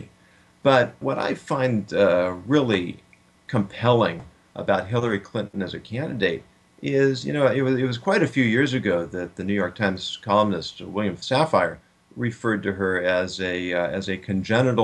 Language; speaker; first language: English; native; English